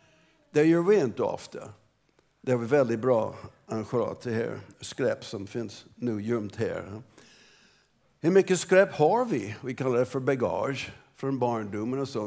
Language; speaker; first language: Swedish; non-native, fluent; English